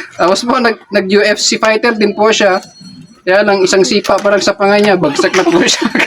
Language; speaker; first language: Filipino; non-native, local second language; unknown